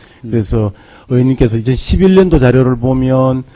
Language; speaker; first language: Korean; native; Korean